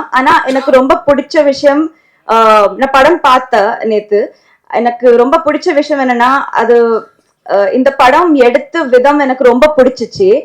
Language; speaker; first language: Tamil; non-native, learner; Telugu